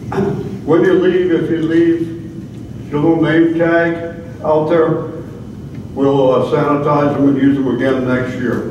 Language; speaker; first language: English; native; English